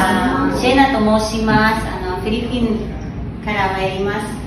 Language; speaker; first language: Japanese; non-native, fluent; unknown